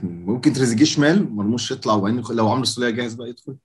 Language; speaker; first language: Arabic; native; Arabic